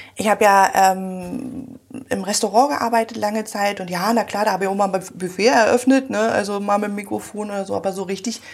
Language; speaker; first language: German; native; German